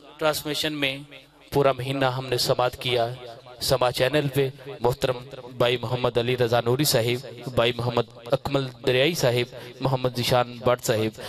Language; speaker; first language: Urdu; non-native, local second language; Punjabi